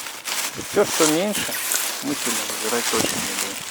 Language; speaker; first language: Russian; native; Russian